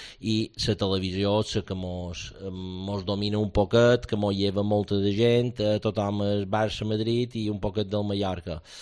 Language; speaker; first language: Catalan; native; Catalan